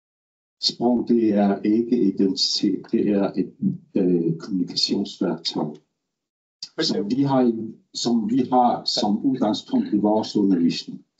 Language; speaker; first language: Danish; non-native, local second language; Kalaallisut